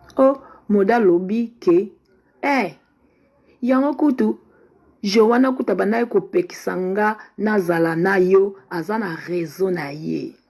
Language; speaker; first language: Lingala; non-native, fluent; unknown